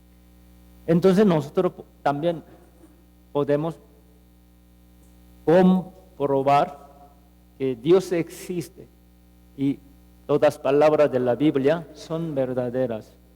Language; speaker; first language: Spanish; non-native, fluent; Korean